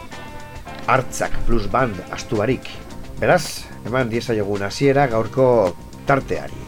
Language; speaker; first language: Basque; native; Basque